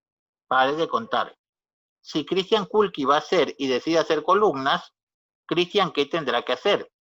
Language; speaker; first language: Spanish; native; Spanish